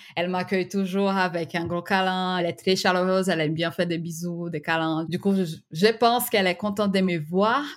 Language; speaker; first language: French; non-native, fluent; Portuguese